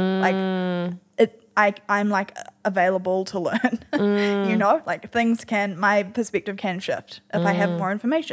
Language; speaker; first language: English; native; English